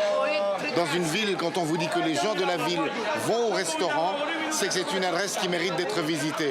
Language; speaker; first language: French; native; French